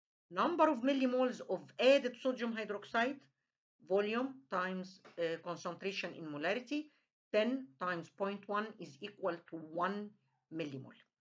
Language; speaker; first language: English; non-native, fluent; Arabic